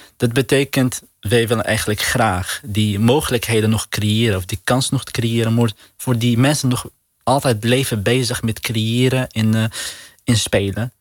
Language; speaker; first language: Dutch; non-native, learner; Arabic